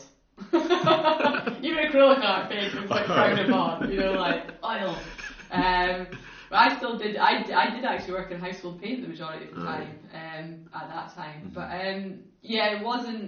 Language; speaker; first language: English; native; English